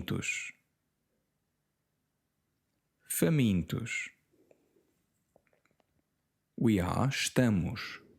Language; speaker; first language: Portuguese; non-native, fluent; English